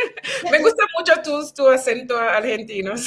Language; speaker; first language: Spanish; non-native, fluent; English